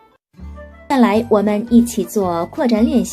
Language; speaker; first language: Chinese; non-native, fluent; Korean